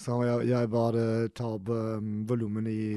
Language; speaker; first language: Norwegian; non-native, learner; German